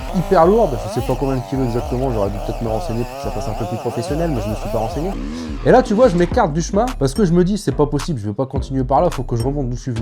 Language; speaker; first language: French; native; French